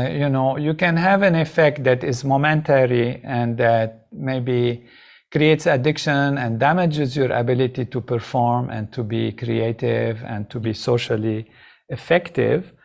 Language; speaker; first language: English; non-native, fluent; Arabic